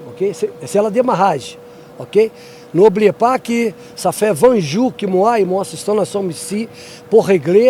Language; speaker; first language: French; non-native, learner; Portuguese